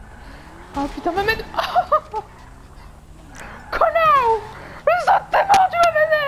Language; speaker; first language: French; native; French